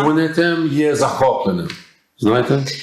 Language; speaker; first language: Ukrainian; early bilingual, heritage; English